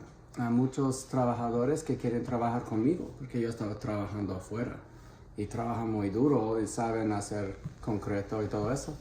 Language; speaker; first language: Spanish; non-native, fluent; English